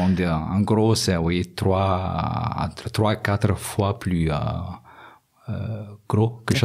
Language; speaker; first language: French; non-native, fluent; Italian